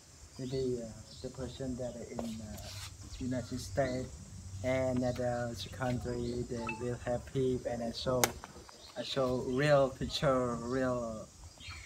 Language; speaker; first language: English; non-native, learner; Khmer